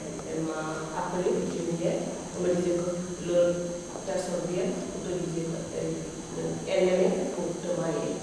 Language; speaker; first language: French; non-native, learner; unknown